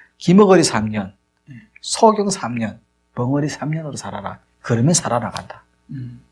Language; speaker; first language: Korean; native; Korean